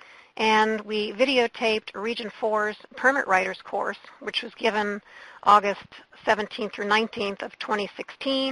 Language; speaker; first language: English; native; English